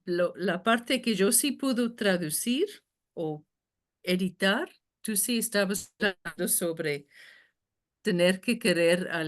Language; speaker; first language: Spanish; non-native, fluent; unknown